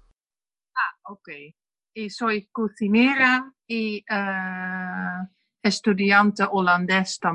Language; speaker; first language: Spanish; non-native, learner; Dutch